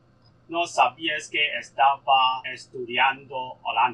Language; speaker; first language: Spanish; non-native, learner; Cantonese